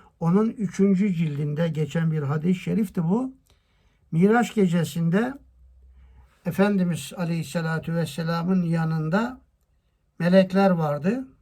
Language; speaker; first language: Turkish; native; Turkish